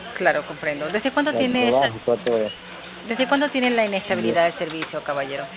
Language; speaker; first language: Spanish; native; Spanish